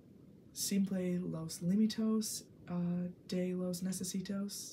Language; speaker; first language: Spanish; non-native, learner; English